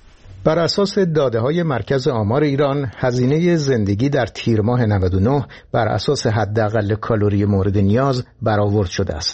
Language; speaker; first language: Persian; native; Persian